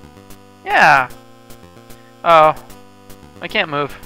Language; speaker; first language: English; native; English